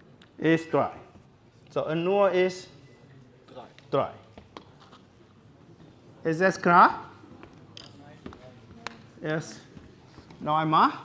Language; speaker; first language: German; non-native, learner; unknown